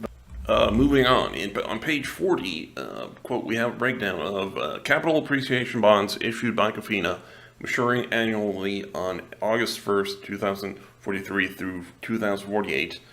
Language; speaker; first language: English; non-native, local second language; Spanish